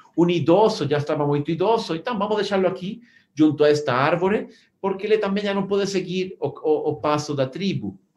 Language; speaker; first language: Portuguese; non-native, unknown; Spanish